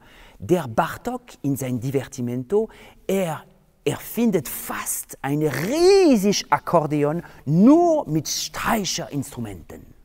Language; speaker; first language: German; non-native, fluent; French